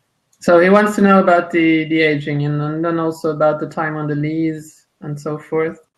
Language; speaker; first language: English; non-native, fluent; Italian